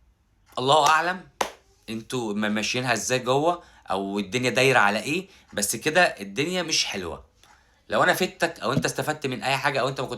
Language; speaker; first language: Arabic; native; Arabic